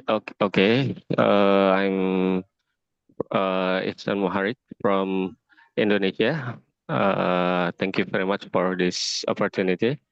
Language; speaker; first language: English; non-native, learner; Indonesian